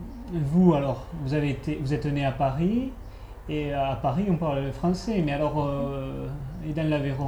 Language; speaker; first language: French; native; French